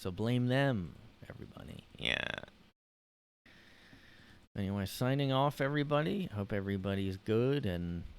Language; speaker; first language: English; native; English